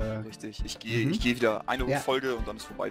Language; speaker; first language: German; native; German